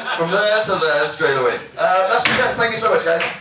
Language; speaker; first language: English; native; English